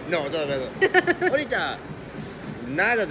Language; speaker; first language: Spanish; non-native, learner; Japanese